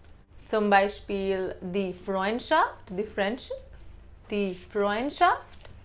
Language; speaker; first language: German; non-native, fluent; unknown